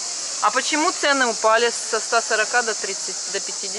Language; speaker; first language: Russian; native; Russian